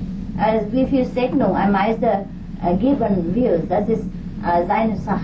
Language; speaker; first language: German; non-native, fluent; Vietnamese